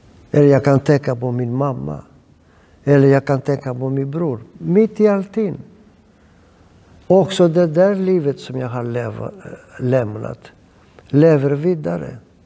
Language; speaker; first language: Swedish; non-native, fluent; Greek